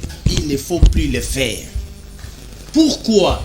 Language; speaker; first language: French; non-native, local second language; Lingala